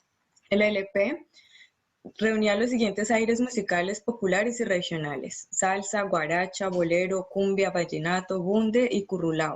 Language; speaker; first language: Spanish; native; Spanish